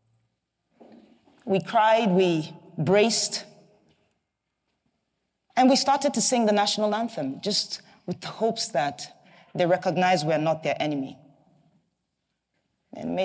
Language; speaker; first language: English; non-native, local second language; Igbo